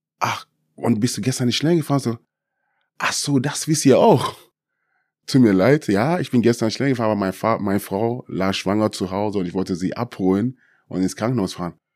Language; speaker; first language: German; early bilingual, other home language; Akan